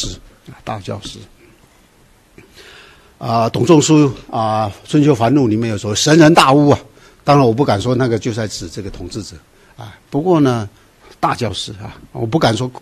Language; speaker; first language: Chinese; native; Chinese